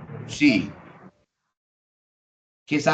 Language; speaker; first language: Spanish; native; Spanish